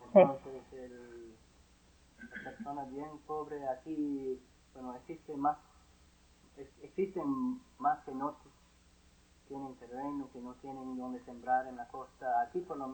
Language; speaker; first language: Spanish; non-native, fluent; English